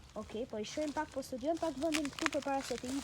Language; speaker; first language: Albanian; early bilingual, heritage; Albanian